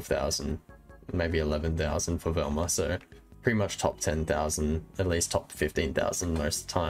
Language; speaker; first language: English; native; English